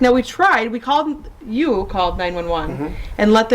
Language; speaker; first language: English; native; English